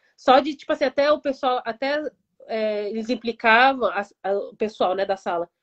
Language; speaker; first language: Portuguese; early bilingual, heritage; Japanese